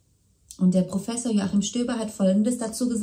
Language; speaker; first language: German; native; German